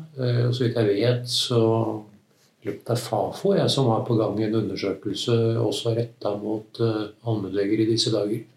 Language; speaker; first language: Norwegian; native; Norwegian